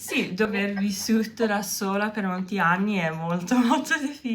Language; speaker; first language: Italian; non-native, learner; English